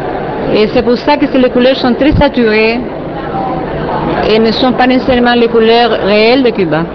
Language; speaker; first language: French; non-native, fluent; Spanish